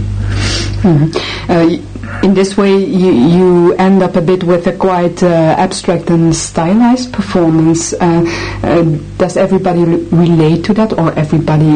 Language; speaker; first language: English; non-native, fluent; Dutch